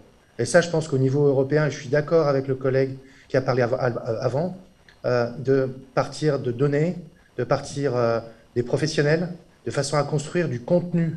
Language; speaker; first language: French; native; French